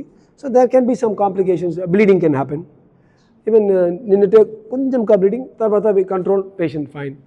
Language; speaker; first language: Telugu; non-native, learner; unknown